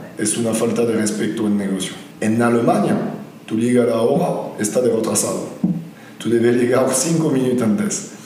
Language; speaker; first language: Spanish; non-native, learner; French